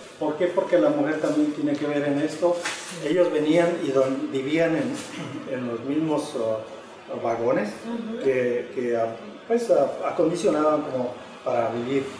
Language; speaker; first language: Spanish; native; Spanish